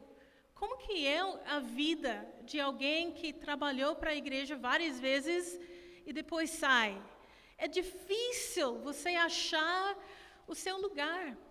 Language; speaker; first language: Portuguese; non-native, fluent; English